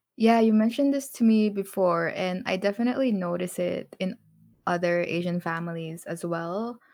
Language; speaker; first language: English; non-native, local second language; Filipino